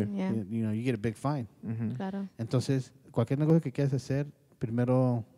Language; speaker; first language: Spanish; early bilingual, heritage; Spanish